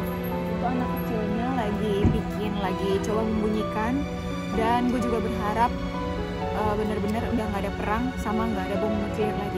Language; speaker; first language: Indonesian; native; Indonesian